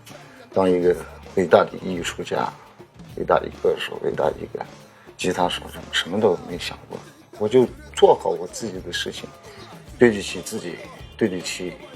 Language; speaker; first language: Chinese; non-native, local second language; Uyghur